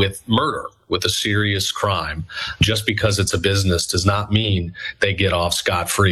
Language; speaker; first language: English; native; English